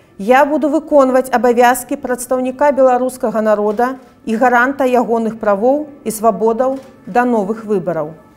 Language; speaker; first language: Belarusian; non-native, local second language; Russian